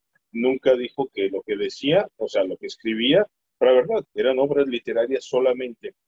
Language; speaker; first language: Spanish; native; Spanish